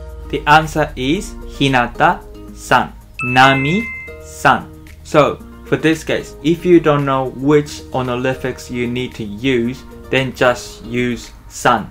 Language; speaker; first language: English; non-native, fluent; Japanese